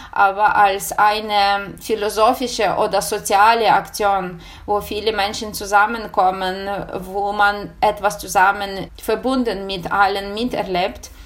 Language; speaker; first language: German; non-native, fluent; Ukrainian